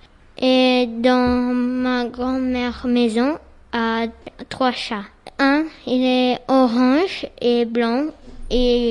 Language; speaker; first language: French; non-native, learner; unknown